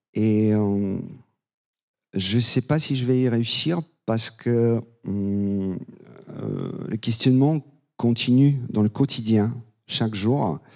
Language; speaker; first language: French; non-native, fluent; Bulgarian